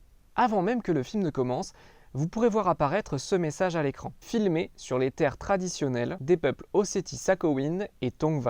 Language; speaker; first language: French; native; French